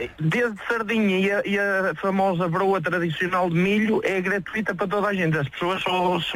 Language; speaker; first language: Portuguese; native; Portuguese